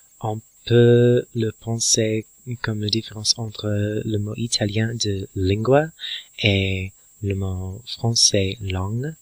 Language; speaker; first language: French; non-native, learner; English